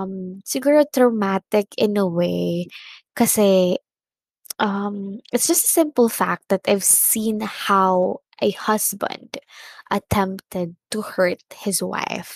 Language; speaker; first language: English; non-native, local second language; Filipino